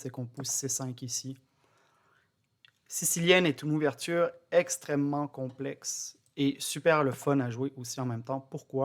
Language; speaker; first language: French; native; French